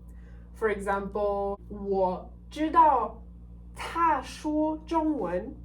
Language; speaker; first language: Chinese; non-native, fluent; French